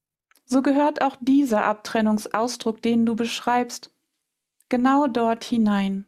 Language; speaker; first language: German; native; German